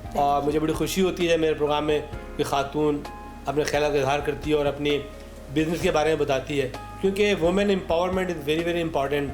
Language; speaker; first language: Urdu; native; Urdu